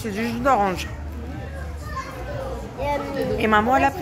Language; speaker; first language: French; native; French